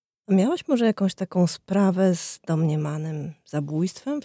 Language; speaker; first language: Polish; native; Polish